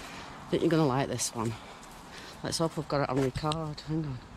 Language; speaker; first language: English; native; English